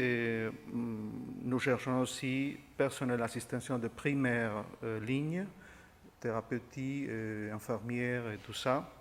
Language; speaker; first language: French; non-native, fluent; Spanish